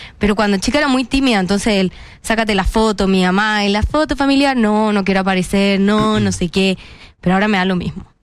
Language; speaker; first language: Spanish; native; Spanish